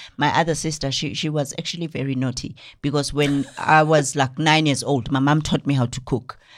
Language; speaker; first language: English; non-native, local second language; Zulu